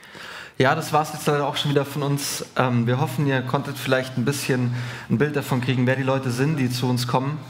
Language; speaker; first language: German; native; German